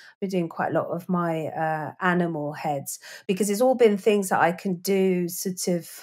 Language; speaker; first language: English; native; English